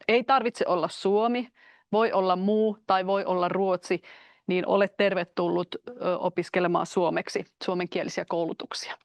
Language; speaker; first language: Finnish; native; Finnish